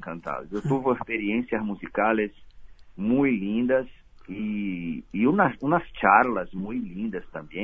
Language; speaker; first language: Spanish; non-native, fluent; Portuguese